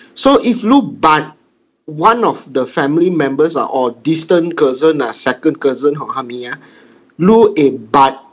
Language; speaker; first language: English; non-native, local second language; Min Nan Chinese